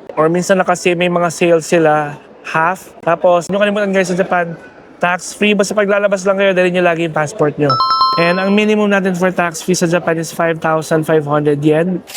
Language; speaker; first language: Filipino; native; Filipino